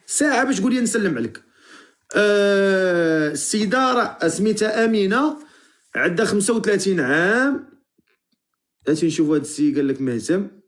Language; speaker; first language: Arabic; native; Arabic